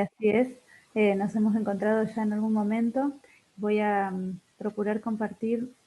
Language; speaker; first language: Spanish; native; Spanish